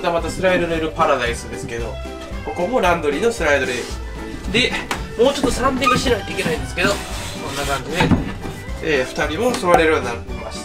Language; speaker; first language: Japanese; native; Japanese